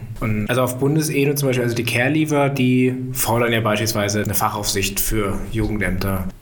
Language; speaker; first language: German; native; German